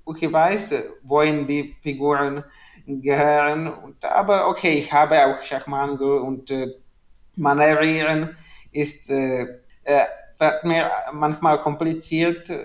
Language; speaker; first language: German; non-native, learner; Czech